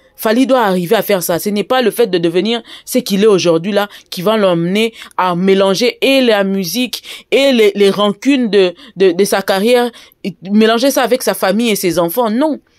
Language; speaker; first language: French; non-native, local second language; Lingala